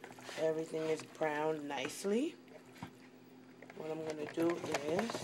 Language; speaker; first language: English; native; English